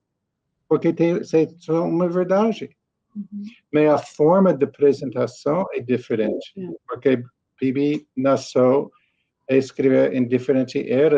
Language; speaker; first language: Portuguese; non-native, learner; English